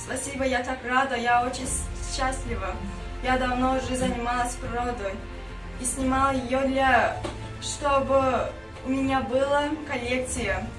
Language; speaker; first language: Russian; non-native, learner; Turkmen